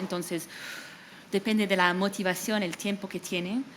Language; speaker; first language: Spanish; non-native, fluent; English